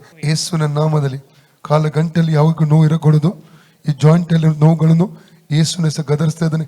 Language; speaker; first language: Kannada; non-native, local second language; Tulu